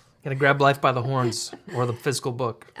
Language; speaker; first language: English; native; English